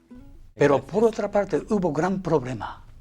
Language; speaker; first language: Spanish; non-native, fluent; Japanese